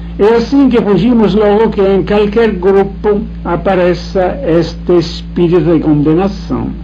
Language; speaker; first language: Portuguese; non-native, fluent; Italian